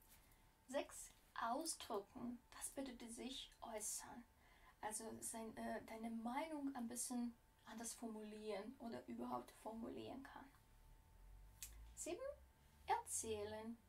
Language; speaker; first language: German; non-native, fluent; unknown